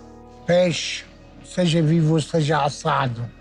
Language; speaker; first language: Portuguese; non-native, fluent; Turkish